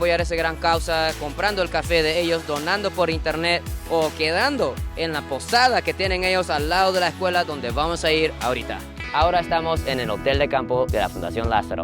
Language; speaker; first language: Spanish; non-native, fluent; Japanese